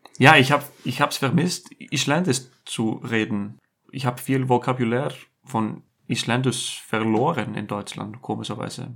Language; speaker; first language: German; non-native, fluent; Icelandic